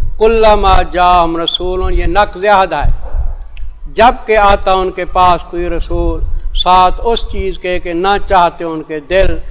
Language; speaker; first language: Urdu; non-native, local second language; Saraiki